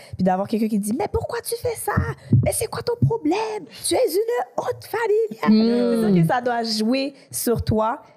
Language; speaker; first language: French; native; French